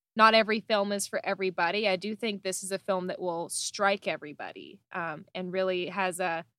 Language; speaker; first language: English; native; English